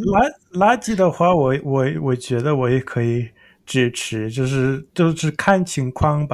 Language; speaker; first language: Chinese; non-native, learner; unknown